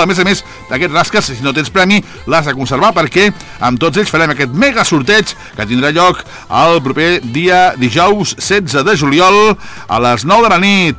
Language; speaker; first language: Catalan; native; Catalan